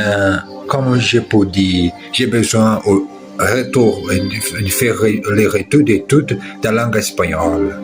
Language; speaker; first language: French; non-native, learner; Portuguese